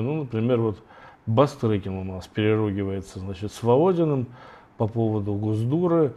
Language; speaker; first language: Russian; native; Russian